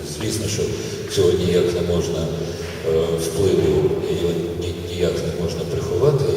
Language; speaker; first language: Ukrainian; non-native, local second language; Russian